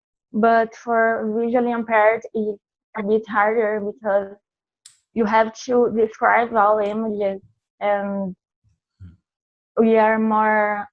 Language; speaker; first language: English; non-native, fluent; Portuguese